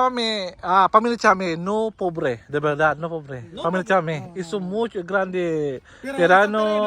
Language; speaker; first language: Spanish; non-native, learner; Filipino